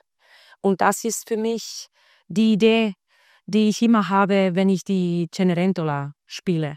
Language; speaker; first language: German; non-native, fluent; Spanish